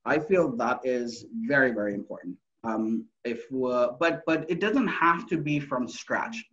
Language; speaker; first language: English; non-native, local second language; Urdu